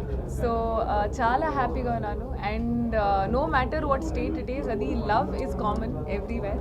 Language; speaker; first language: Telugu; non-native, learner; Haryanvi